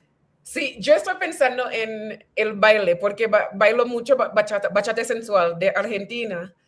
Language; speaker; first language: Spanish; non-native, fluent; English